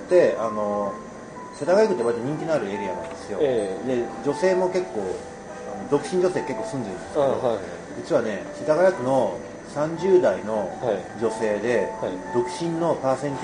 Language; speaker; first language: Japanese; native; Japanese